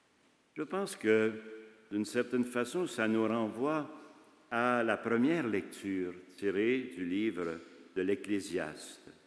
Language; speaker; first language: French; native; French